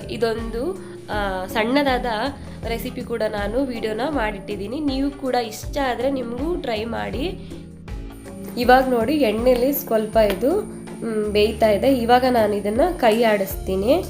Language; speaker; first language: Kannada; native; Kannada